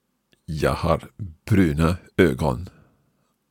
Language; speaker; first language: Swedish; non-native, learner; English